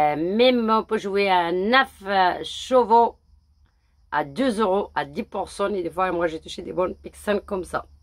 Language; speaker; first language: French; early bilingual, other home language; Arabic